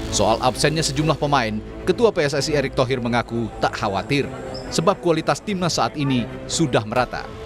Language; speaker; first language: Indonesian; native; Indonesian